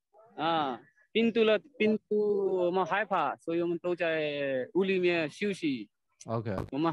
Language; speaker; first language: Chinese; non-native, learner; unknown